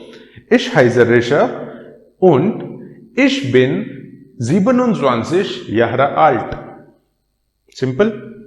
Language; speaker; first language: German; non-native, fluent; Hindi